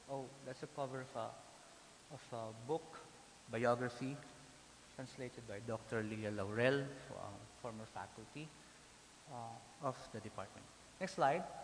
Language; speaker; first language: English; non-native, local second language; Filipino